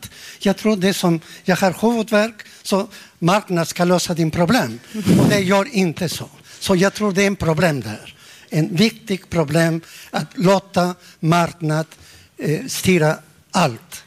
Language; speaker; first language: Swedish; non-native, learner; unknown